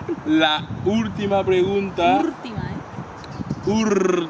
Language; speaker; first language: Spanish; non-native, fluent; Haitian Creole